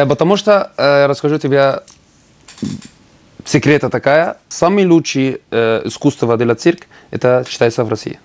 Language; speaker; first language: Russian; non-native, learner; Arabic